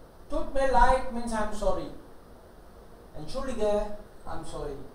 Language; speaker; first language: English; non-native, local second language; Hindi